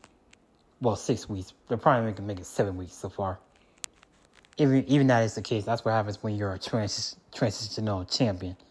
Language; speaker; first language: English; native; English